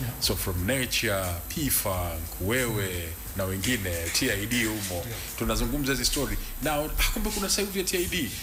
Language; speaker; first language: Swahili; native; Swahili